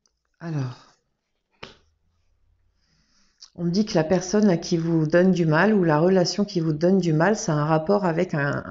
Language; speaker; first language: French; native; French